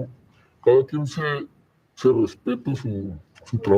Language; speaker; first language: Spanish; native; Spanish